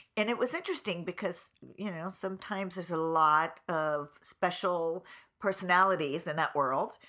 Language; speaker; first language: English; native; English